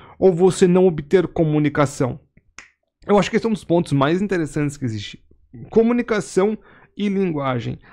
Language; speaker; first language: Portuguese; native; Portuguese